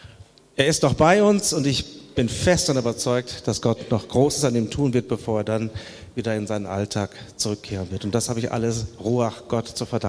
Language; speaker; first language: German; native; German